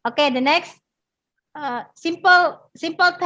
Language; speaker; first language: English; non-native, learner; Indonesian